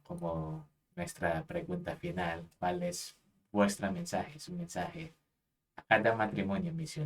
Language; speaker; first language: Spanish; non-native, fluent; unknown